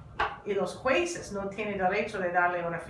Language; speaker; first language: Spanish; non-native, learner; English